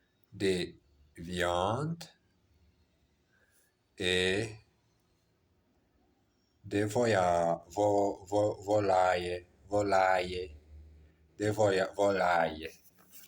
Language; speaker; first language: French; non-native, learner; Portuguese